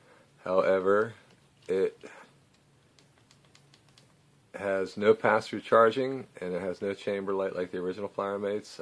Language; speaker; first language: English; native; English